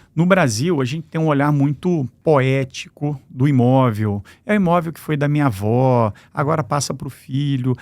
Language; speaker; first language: Portuguese; native; Portuguese